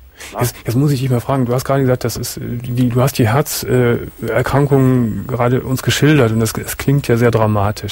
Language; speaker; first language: German; native; German